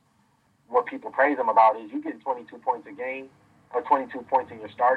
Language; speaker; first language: English; native; English